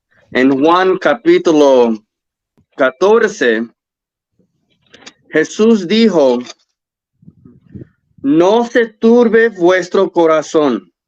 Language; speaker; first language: Spanish; early bilingual, heritage; English